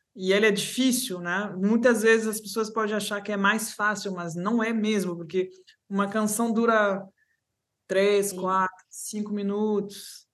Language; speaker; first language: Portuguese; non-native, fluent; French